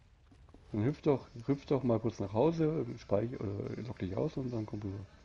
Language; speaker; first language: German; native; German